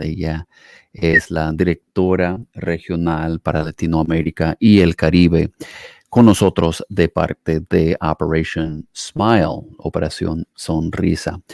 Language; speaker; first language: Spanish; non-native, fluent; English